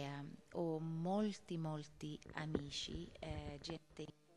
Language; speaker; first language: Italian; non-native, fluent; Swedish